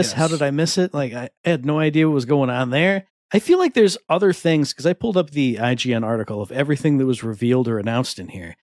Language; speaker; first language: English; native; English